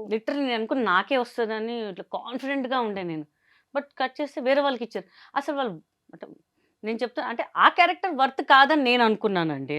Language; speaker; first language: Telugu; non-native, fluent; Hindi